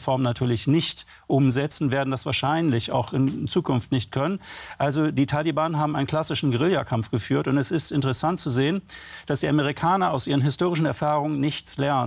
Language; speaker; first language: German; native; German